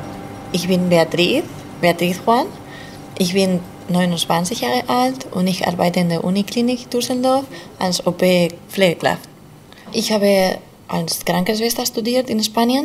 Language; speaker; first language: German; non-native, fluent; Spanish